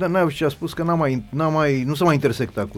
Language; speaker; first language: Romanian; native; Romanian